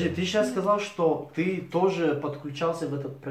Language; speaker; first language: Russian; native; Russian